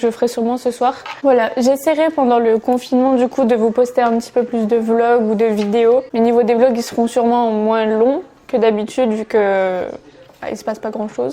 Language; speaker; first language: French; native; French